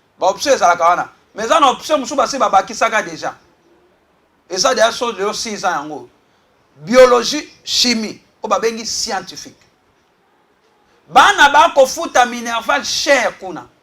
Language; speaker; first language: Lingala; native; Lingala